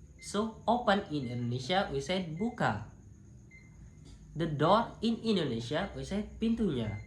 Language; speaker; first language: English; non-native, local second language; Indonesian